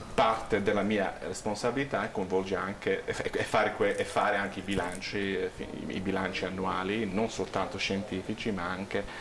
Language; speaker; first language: Italian; native; Italian